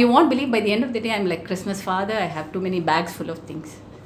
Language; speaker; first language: English; non-native, local second language; Tamil